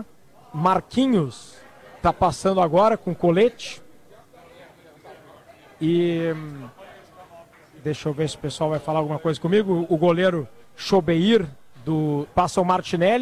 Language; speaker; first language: Portuguese; native; Portuguese